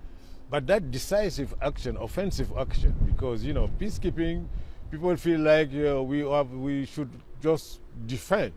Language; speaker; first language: English; non-native, fluent; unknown